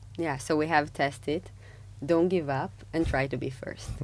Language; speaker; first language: English; non-native, fluent; Hebrew